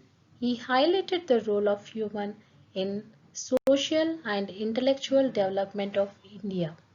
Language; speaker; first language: English; non-native, local second language; Telugu